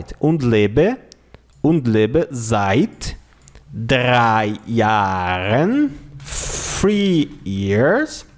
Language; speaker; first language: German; non-native, fluent; Portuguese